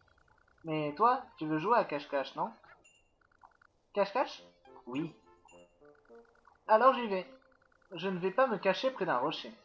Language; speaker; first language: French; native; French